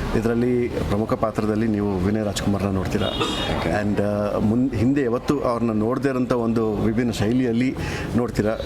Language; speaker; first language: Kannada; native; Kannada